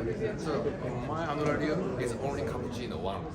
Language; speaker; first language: English; non-native, learner; Japanese